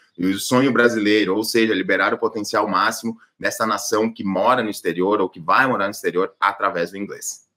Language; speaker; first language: Portuguese; native; Portuguese